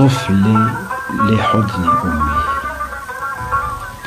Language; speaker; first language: Arabic; non-native, local second language; Kurdish